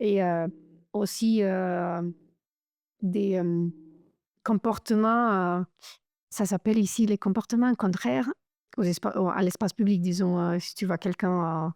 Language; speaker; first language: French; non-native, fluent; Romanian